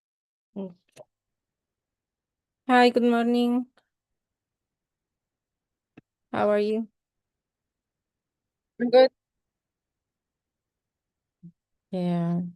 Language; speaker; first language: English; non-native, learner; Spanish